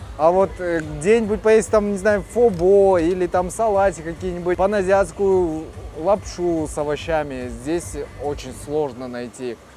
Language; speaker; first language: Russian; native; Russian